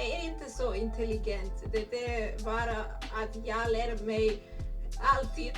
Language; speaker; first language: Swedish; non-native, learner; Spanish